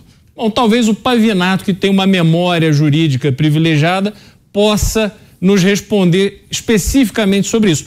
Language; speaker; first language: Portuguese; native; Portuguese